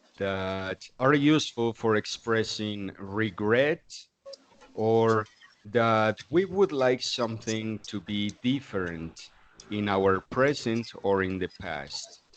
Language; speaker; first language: English; non-native, fluent; Spanish